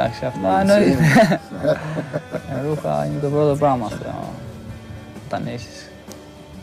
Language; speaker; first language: Greek; non-native, fluent; Albanian